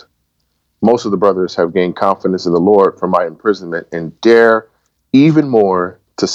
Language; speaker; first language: English; native; English